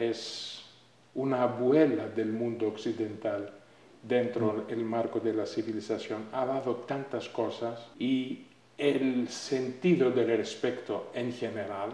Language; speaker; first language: Spanish; non-native, fluent; Greek